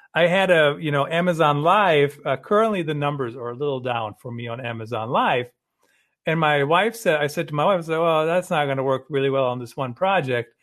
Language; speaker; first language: English; early bilingual, other home language; German